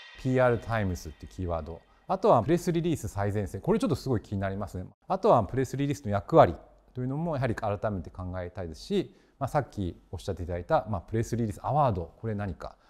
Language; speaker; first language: Japanese; native; Japanese